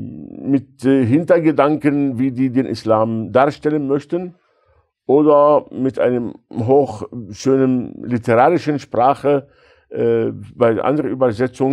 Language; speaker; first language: German; non-native, fluent; Arabic